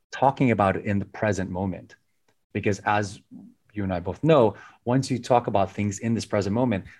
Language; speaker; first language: English; non-native, local second language; Filipino